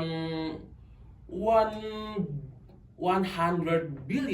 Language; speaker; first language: English; non-native, local second language; Indonesian